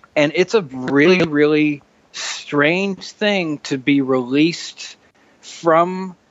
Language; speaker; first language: English; native; English